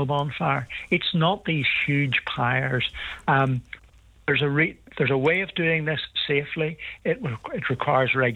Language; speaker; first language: English; native; English